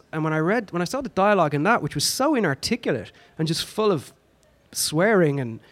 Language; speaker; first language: English; native; English